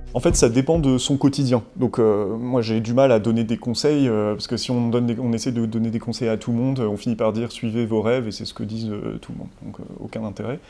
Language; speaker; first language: French; native; French